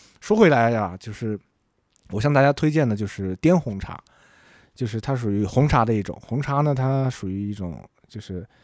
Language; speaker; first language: Chinese; native; Chinese